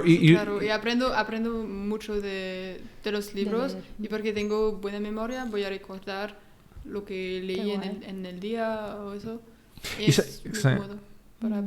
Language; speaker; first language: Spanish; non-native, learner; French